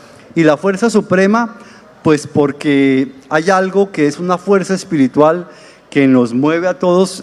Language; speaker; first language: Spanish; native; Spanish